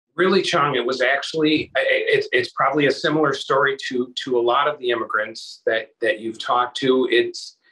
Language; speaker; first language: English; native; English